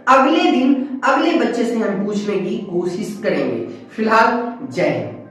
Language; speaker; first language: Hindi; native; Hindi